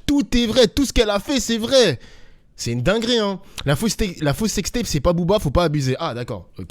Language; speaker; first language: French; native; French